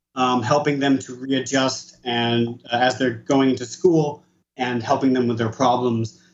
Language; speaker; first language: English; native; English